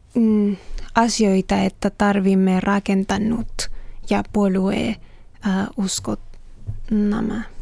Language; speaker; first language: Finnish; non-native, fluent; Spanish